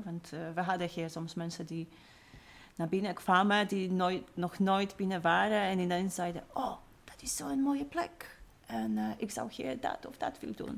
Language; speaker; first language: Dutch; non-native, fluent; Polish